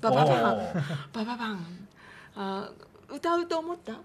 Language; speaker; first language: Japanese; native; Japanese